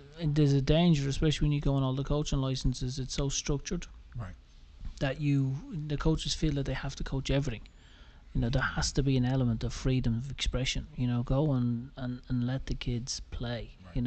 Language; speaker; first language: English; native; English